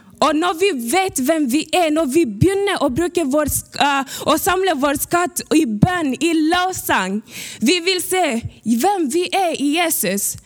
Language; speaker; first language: Norwegian; early bilingual, other home language; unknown